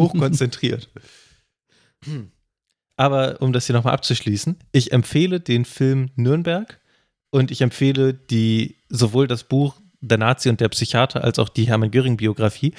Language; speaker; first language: German; native; German